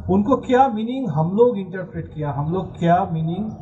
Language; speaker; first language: Hindi; non-native, local second language; Bangla